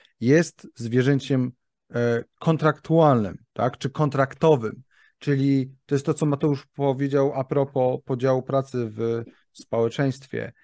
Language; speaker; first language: Polish; native; Polish